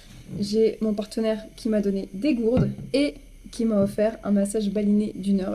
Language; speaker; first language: French; native; French